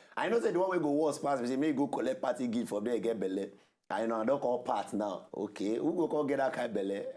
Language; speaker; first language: Nigerian Pidgin; non-native, local second language; Yoruba